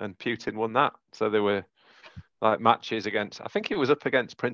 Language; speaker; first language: English; native; English